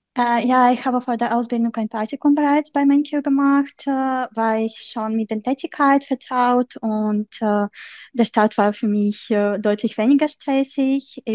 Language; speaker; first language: German; non-native, fluent; Ukrainian